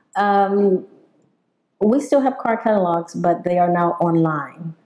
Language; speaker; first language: English; native; English